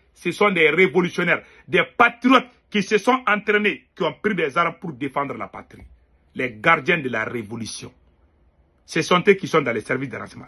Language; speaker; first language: French; non-native, local second language; Bambara